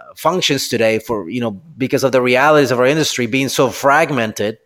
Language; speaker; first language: English; non-native, fluent; Spanish